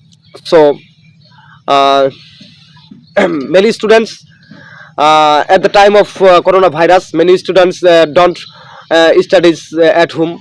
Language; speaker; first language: English; non-native, local second language; Bangla